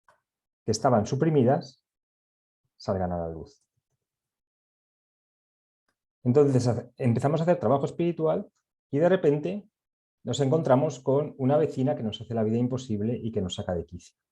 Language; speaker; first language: Spanish; native; Spanish